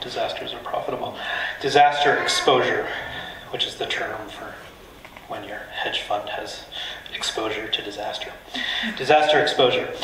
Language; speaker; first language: English; native; English